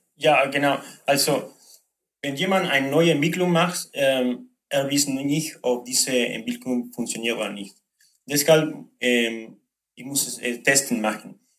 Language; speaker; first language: German; non-native, learner; Spanish